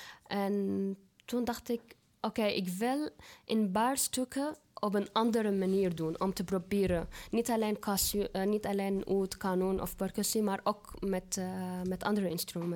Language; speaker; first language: Dutch; non-native, fluent; Arabic